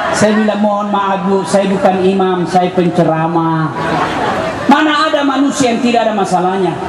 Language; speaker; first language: Indonesian; non-native, local second language; Buginese